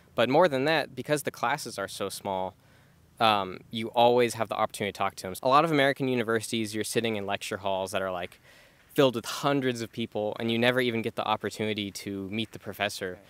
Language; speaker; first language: English; native; English